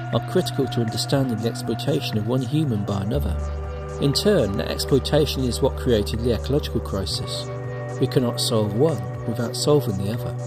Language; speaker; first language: English; native; English